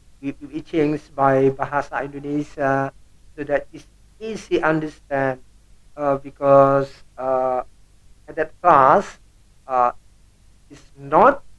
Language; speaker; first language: English; non-native, learner; Indonesian